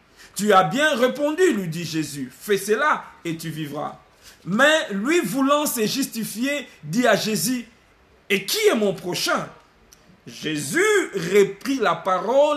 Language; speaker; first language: French; non-native, local second language; Lingala